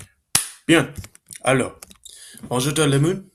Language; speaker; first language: French; non-native, learner; Spanish